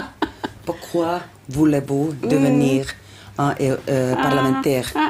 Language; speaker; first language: French; non-native, fluent; Finnish